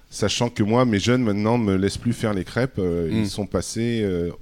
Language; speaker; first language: French; native; French